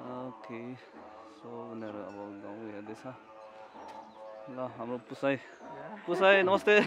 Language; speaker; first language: Nepali; non-native, local second language; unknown